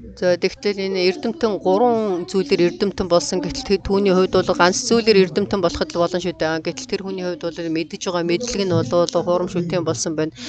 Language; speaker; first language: Mongolian; non-native, fluent; Korean